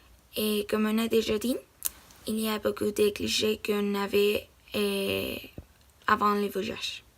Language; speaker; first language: French; non-native, learner; Spanish